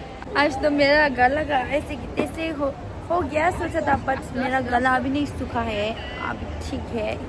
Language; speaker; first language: Hindi; non-native, local second language; Tibetan